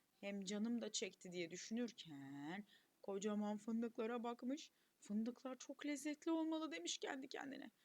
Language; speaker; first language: Turkish; native; Turkish